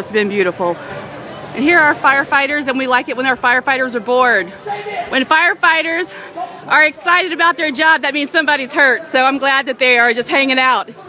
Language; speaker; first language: English; native; English